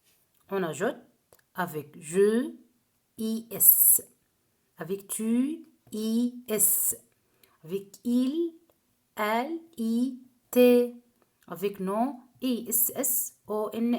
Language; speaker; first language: French; non-native, fluent; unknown